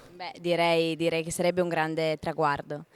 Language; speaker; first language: Italian; native; Italian